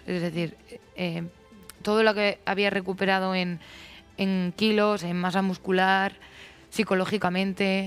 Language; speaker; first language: Spanish; native; Spanish